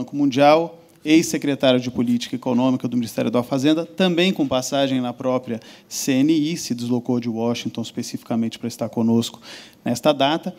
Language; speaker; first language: Portuguese; native; Portuguese